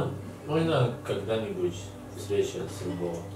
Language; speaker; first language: Russian; non-native, learner; Chinese